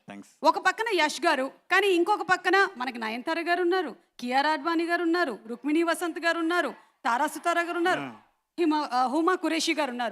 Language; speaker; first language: Telugu; native; Telugu